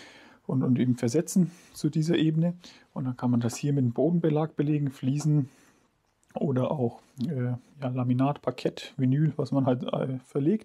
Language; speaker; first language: German; native; German